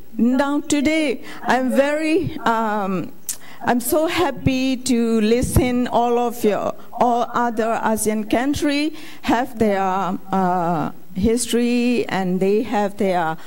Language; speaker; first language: English; non-native, fluent; Burmese